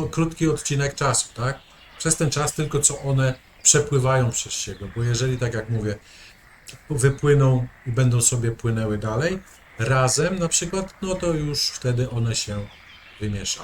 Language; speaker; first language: Polish; native; Polish